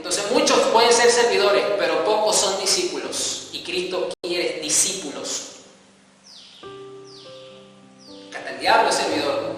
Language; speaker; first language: Spanish; native; Spanish